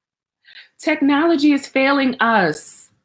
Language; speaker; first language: English; native; English